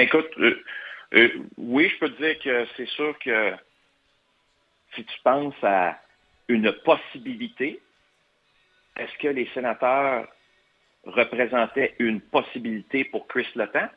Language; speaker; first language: French; native; French